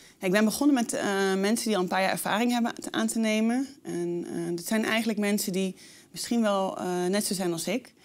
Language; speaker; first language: Dutch; native; Dutch